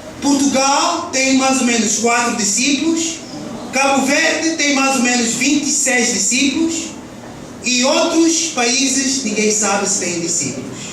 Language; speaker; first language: Portuguese; early bilingual, heritage; Portuguese